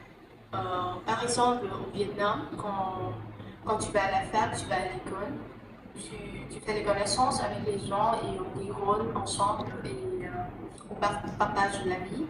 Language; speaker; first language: French; non-native, fluent; Vietnamese